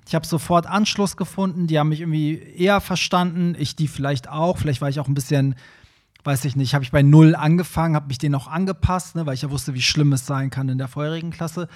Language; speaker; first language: German; early bilingual, other home language; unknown